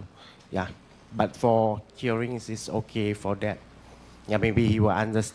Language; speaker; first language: English; non-native, learner; Chinese